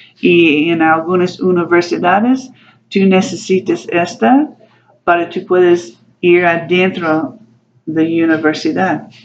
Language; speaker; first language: Spanish; non-native, learner; English